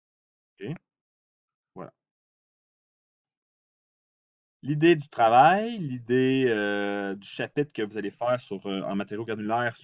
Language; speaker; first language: French; native; French